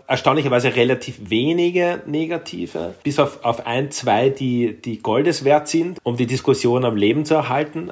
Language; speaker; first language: German; native; German